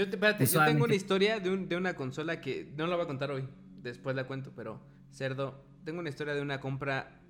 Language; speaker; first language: Spanish; native; Spanish